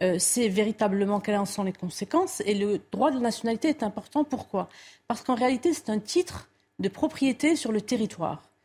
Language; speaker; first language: French; non-native, local second language; Arabic